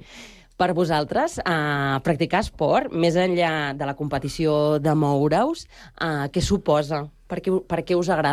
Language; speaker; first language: Catalan; native; Catalan